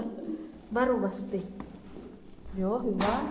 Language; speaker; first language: Finnish; non-native, learner; Filipino